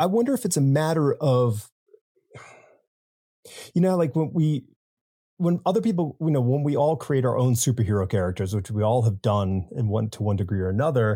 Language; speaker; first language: English; native; English